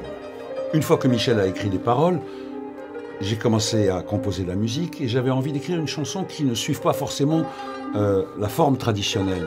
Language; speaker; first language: French; non-native, local second language; Arabic